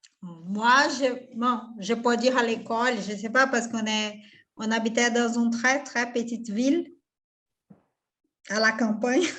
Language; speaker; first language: French; non-native, fluent; Portuguese